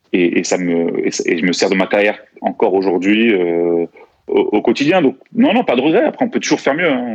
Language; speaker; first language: French; native; French